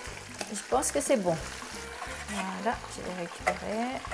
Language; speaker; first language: French; non-native, fluent; Japanese